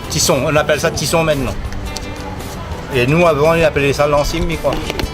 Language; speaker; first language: French; non-native, local second language; Réunion Creole French